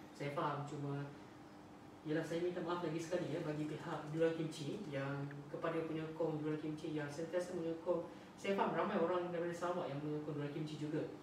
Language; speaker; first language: Malay; native; Malay